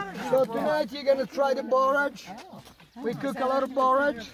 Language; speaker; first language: English; non-native, fluent; Italian